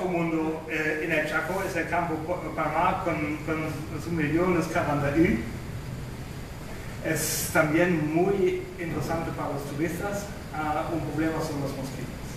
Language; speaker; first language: Spanish; non-native, fluent; German